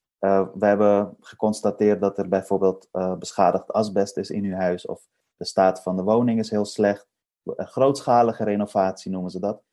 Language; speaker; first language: Dutch; early bilingual, other home language; Persian